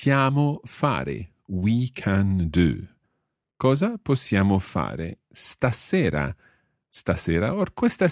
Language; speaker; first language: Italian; non-native, fluent; English